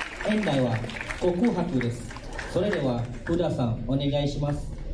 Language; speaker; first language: Japanese; native; Japanese